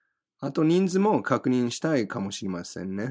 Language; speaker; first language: Japanese; non-native, fluent; English